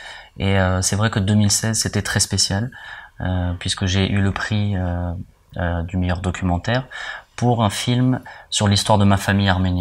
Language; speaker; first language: French; early bilingual, heritage; French